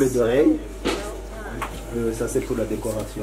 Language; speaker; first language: French; non-native, local second language; Rundi